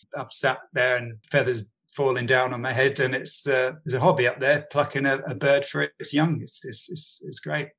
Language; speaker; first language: English; native; English